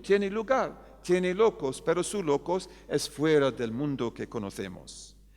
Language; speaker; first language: Spanish; non-native, fluent; English